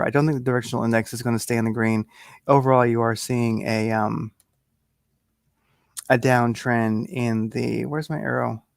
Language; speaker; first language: English; native; English